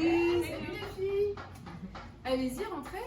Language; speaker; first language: French; native; French